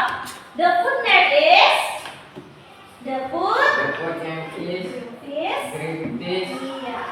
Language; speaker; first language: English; non-native, learner; Indonesian